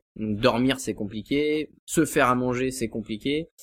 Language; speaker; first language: French; native; French